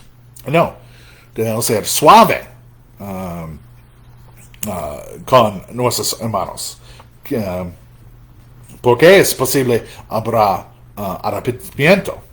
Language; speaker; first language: Spanish; non-native, fluent; English